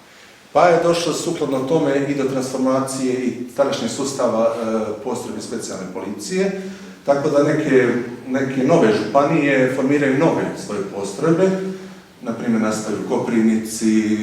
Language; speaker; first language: Croatian; native; Croatian